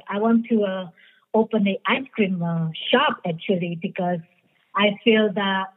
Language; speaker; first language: English; non-native, fluent; Indonesian